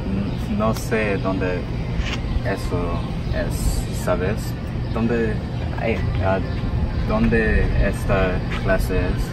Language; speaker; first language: Spanish; non-native, learner; English